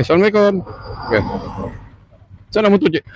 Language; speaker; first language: Malay; native; Malay